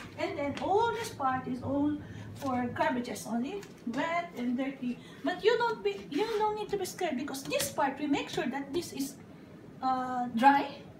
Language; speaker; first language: English; non-native, local second language; Filipino